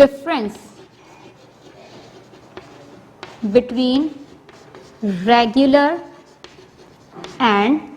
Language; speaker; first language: English; non-native, local second language; Urdu